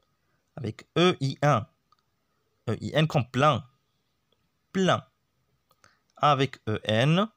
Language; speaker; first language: French; non-native, local second language; Arabic